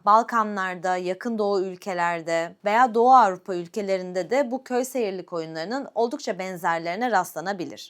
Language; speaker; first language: Turkish; native; Turkish